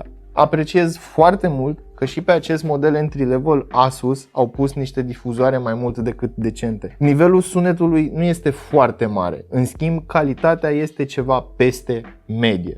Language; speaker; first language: Romanian; native; Romanian